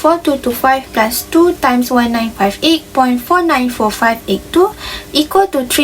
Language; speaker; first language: English; non-native, local second language; Malay